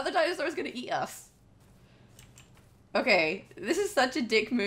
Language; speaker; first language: English; native; English